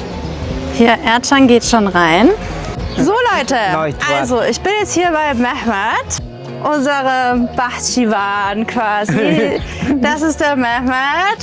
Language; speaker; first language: German; native; German